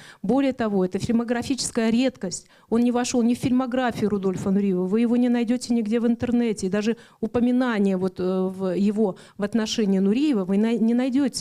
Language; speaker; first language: Russian; native; Russian